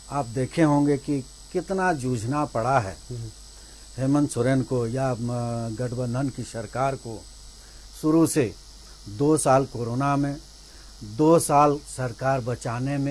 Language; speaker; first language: Hindi; native; Hindi